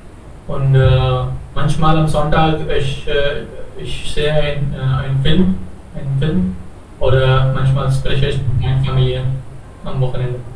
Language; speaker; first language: German; non-native, learner; Hindi